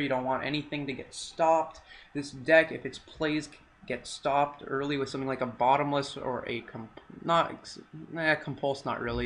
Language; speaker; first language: English; native; English